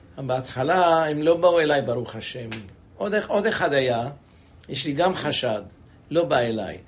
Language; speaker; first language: Hebrew; native; Hebrew